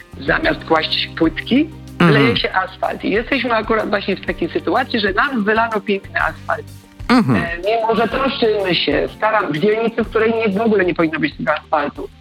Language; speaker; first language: Polish; native; Polish